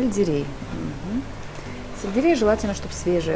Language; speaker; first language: Russian; native; Russian